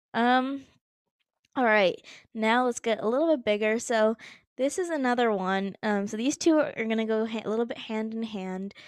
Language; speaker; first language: English; native; English